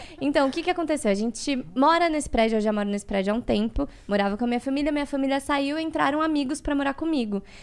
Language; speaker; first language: Portuguese; native; Portuguese